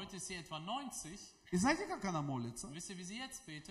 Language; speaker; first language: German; non-native, fluent; Russian